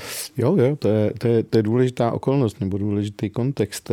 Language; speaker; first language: Czech; early bilingual, other home language; Arabic